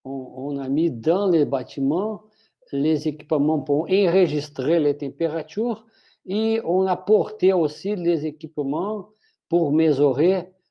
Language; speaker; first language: French; non-native, fluent; Portuguese